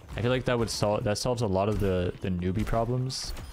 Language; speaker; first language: English; native; English